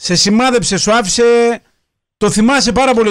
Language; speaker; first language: Greek; native; Greek